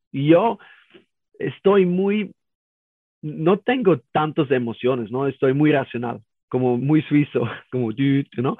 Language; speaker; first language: Spanish; non-native, learner; German